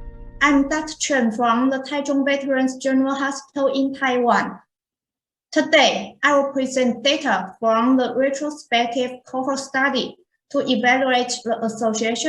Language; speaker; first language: English; non-native, fluent; Chinese